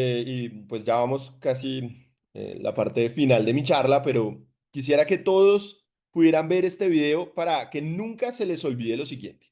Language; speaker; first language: Spanish; native; Spanish